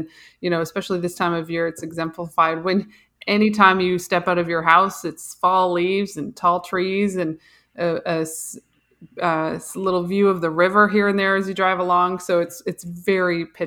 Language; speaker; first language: English; native; English